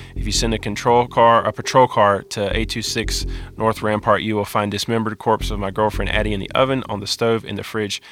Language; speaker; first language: English; native; English